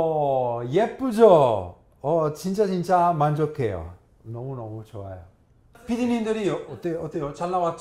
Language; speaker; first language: Korean; non-native, fluent; Italian